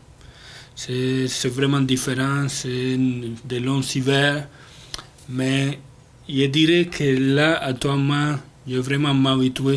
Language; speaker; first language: French; non-native, learner; Spanish